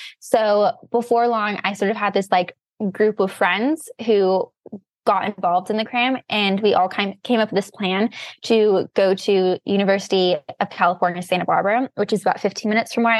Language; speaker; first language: English; native; English